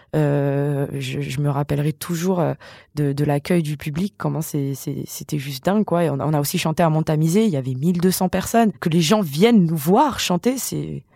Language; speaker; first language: French; non-native, local second language; Malagasy